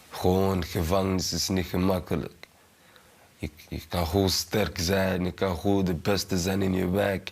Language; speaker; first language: Dutch; early bilingual, other home language; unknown